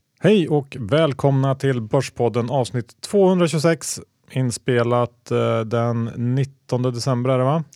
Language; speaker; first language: Swedish; native; Swedish